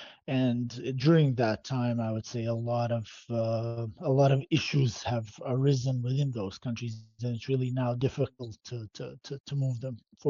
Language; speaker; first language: English; non-native, fluent; Bosnian